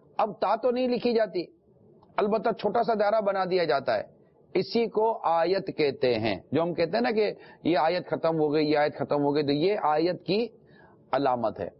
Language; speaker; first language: Urdu; non-native, local second language; Memoni